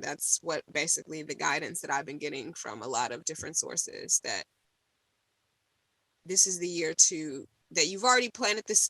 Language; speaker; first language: English; native; English